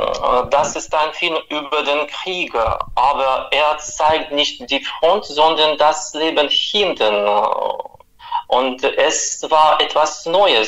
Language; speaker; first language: German; non-native, fluent; Russian